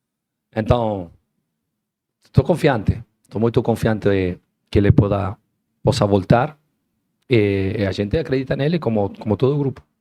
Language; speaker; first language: Portuguese; non-native, learner; Spanish